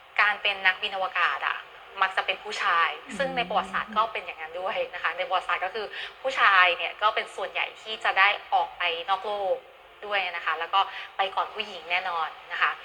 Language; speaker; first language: Thai; native; Thai